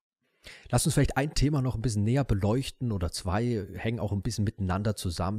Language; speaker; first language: German; native; German